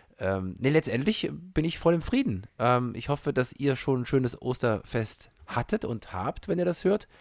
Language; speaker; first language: German; native; German